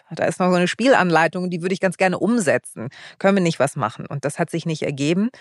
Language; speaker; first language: German; early bilingual, other home language; Greek